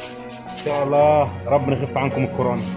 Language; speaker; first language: Arabic; native; Arabic